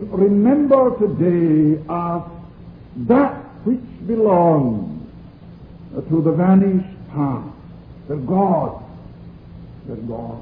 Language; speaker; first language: English; non-native, local second language; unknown